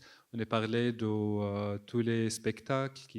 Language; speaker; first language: French; non-native, fluent; Arabic